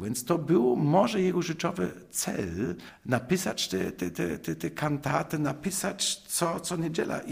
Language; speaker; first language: Polish; non-native, fluent; German